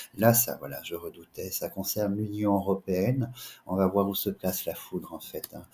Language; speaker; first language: French; native; French